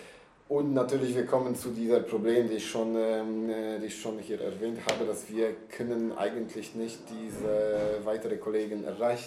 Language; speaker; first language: German; non-native, learner; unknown